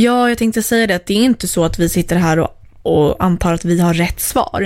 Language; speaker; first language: Swedish; native; Swedish